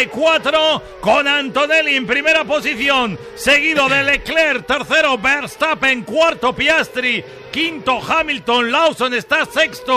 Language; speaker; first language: Spanish; native; Spanish